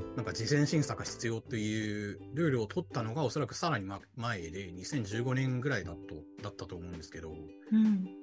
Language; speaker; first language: Japanese; non-native, fluent; Chinese